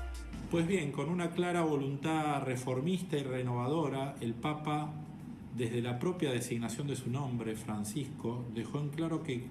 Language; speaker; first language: Spanish; native; Spanish